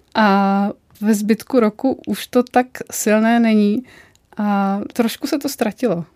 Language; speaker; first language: Czech; native; Czech